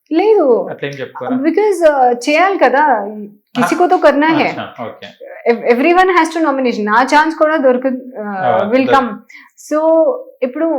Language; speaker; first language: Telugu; non-native, learner; Hindi